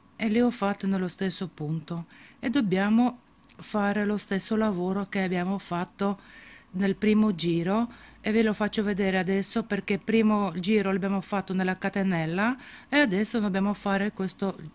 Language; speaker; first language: Italian; non-native, fluent; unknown